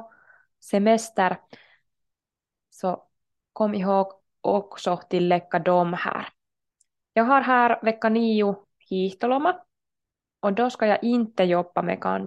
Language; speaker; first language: Swedish; non-native, local second language; Finnish